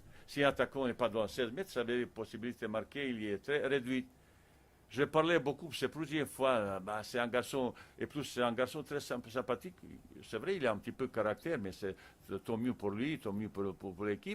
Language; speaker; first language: French; non-native, fluent; Bosnian